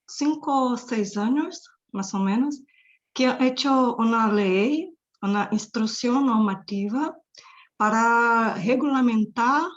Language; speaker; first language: Spanish; non-native, fluent; Portuguese